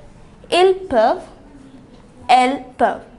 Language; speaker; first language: French; non-native, fluent; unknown